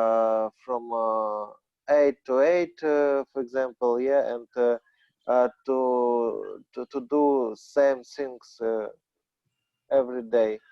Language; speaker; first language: English; non-native, learner; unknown